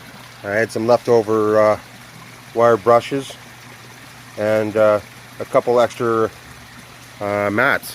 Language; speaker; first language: English; native; English